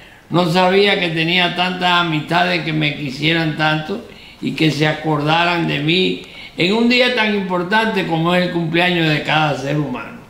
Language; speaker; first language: Spanish; native; Spanish